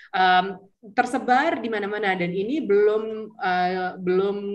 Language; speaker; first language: Indonesian; early bilingual, heritage; Indonesian